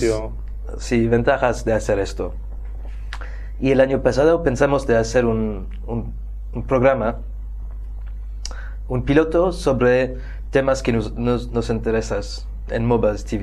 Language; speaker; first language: Spanish; non-native, fluent; French